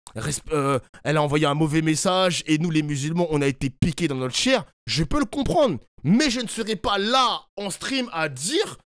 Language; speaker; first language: French; native; French